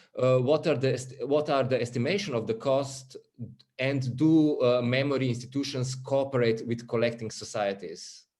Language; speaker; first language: English; non-native, fluent; Slovenian